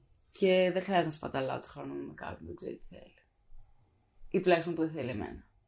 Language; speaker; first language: Greek; native; Greek